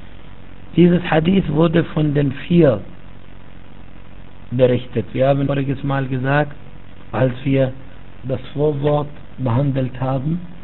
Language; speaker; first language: German; non-native, fluent; Arabic